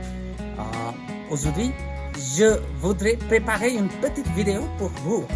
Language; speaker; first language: French; non-native, learner; Nepali